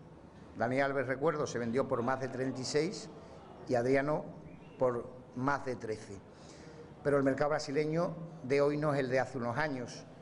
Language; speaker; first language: Spanish; native; Spanish